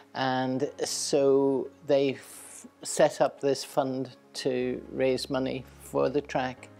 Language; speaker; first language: English; native; English